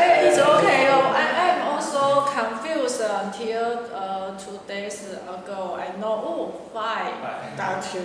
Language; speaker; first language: English; non-native, learner; Chinese